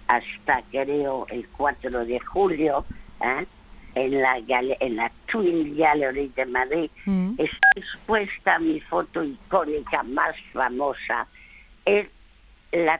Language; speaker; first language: Spanish; early bilingual, other home language; French